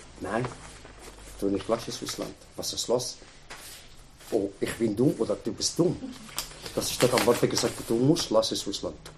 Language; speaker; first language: German; non-native, learner; Arabic